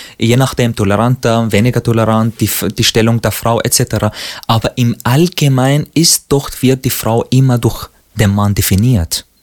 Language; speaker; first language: German; non-native, fluent; Arabic